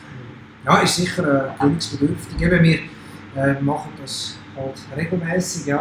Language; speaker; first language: German; native; German